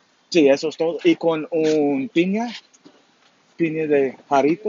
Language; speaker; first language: Spanish; non-native, learner; English